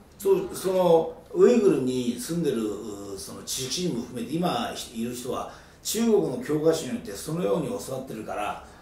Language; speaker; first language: Japanese; native; Japanese